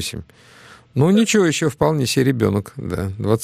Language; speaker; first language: Russian; native; Russian